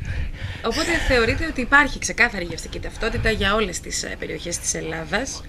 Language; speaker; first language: Greek; native; Greek